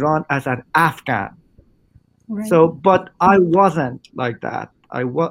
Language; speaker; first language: English; non-native, fluent; Persian